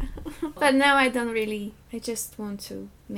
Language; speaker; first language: English; non-native, fluent; Slovak